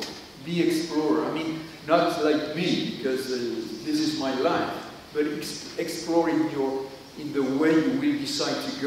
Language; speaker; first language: English; non-native, learner; French